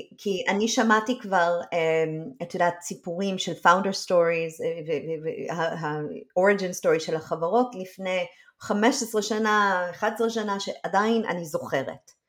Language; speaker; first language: Hebrew; early bilingual, other home language; English